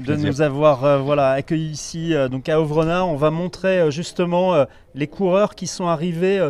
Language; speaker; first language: French; native; French